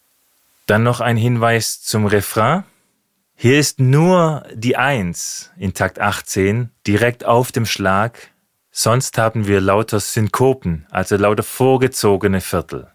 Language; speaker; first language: German; native; German